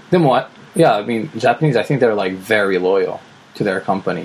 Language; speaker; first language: English; early bilingual, other home language; Japanese